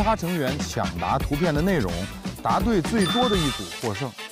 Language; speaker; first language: Chinese; native; Chinese